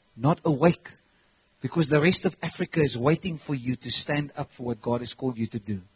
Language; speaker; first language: English; non-native, local second language; Afrikaans